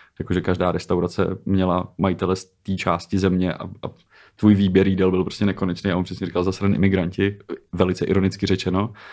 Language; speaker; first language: Czech; native; Czech